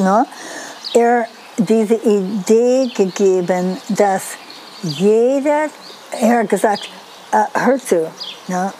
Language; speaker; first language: German; non-native, learner; Dutch